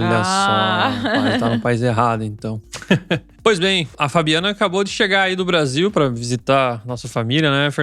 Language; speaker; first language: Portuguese; native; Portuguese